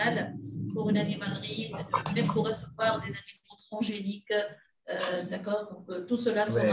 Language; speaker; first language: French; non-native, local second language; Arabic